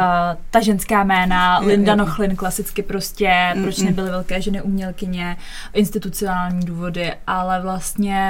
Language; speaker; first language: Czech; native; Czech